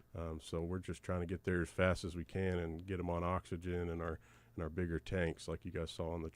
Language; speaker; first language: English; native; English